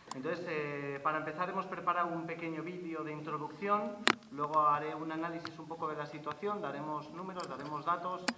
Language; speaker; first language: Spanish; native; Spanish